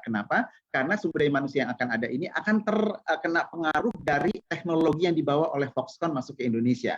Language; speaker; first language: Indonesian; native; Indonesian